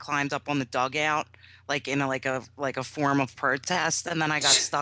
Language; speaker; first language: English; native; English